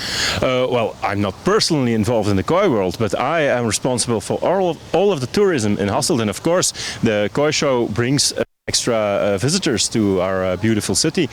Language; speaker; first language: English; non-native, fluent; Dutch